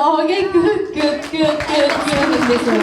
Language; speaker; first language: English; non-native, fluent; Indonesian